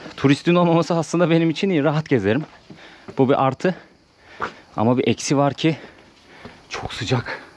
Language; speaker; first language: Turkish; native; Turkish